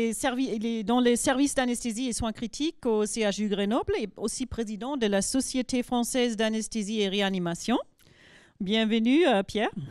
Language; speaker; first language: French; non-native, fluent; German